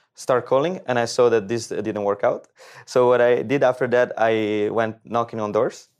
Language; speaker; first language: English; non-native, fluent; Italian